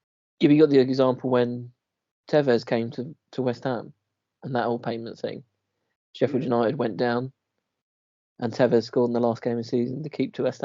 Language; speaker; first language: English; native; English